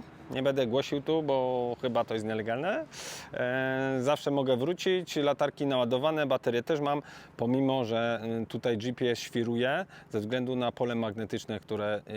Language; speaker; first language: Polish; native; Polish